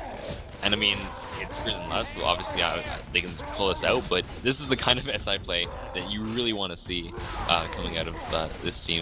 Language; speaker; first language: English; native; English